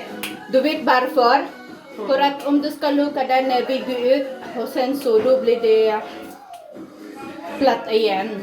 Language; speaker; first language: Swedish; non-native, fluent; Filipino